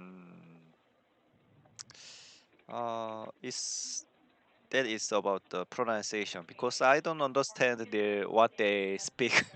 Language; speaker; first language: English; non-native, learner; Korean